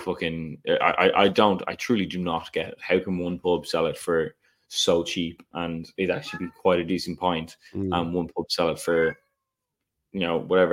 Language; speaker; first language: English; native; English